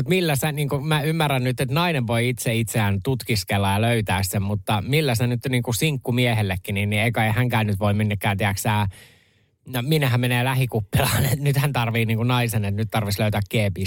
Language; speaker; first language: Finnish; native; Finnish